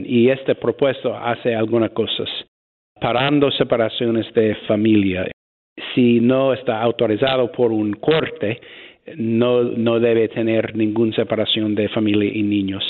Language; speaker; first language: Spanish; non-native, fluent; English